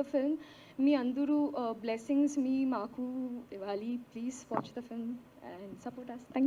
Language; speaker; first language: Telugu; non-native, learner; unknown